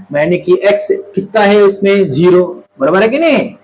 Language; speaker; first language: Hindi; non-native, local second language; Marathi